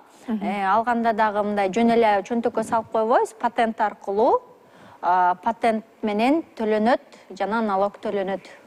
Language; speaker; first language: Kyrgyz; native; Kyrgyz